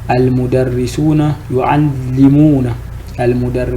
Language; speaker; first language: Arabic; non-native, fluent; French